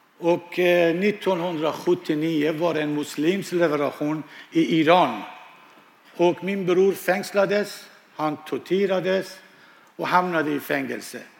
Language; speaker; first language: Swedish; non-native, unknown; Persian